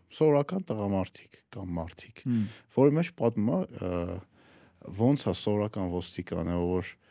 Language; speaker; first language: Armenian; native; Armenian